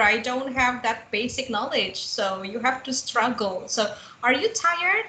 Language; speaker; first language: English; non-native, fluent; Indonesian